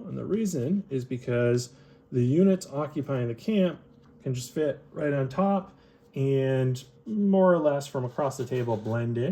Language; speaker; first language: English; native; English